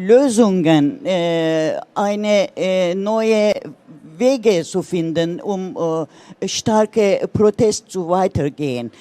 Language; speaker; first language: German; non-native, learner; Turkish